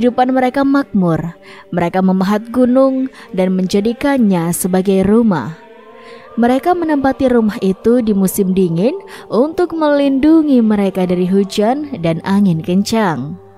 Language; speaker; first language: Indonesian; native; Indonesian